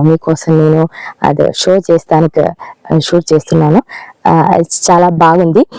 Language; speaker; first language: Telugu; non-native, learner; Malayalam